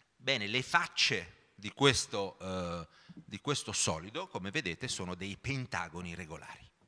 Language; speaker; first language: Italian; native; Italian